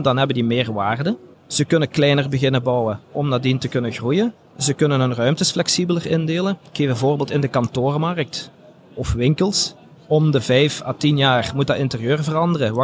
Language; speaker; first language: Dutch; native; Dutch